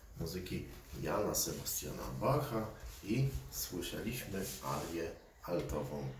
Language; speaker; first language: Polish; native; Polish